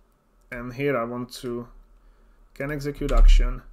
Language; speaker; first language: English; non-native, fluent; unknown